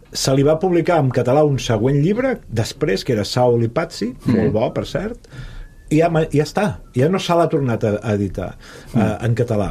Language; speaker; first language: Catalan; native; Catalan